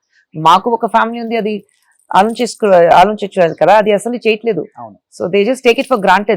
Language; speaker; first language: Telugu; non-native, fluent; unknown